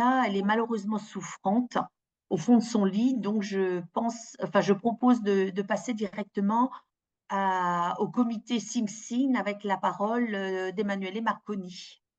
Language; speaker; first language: French; native; French